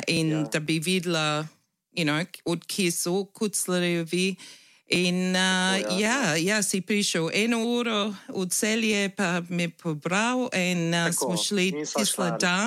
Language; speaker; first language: Slovenian; early bilingual, heritage; English